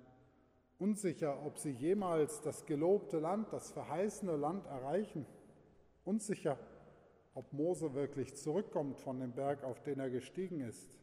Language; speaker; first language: German; native; German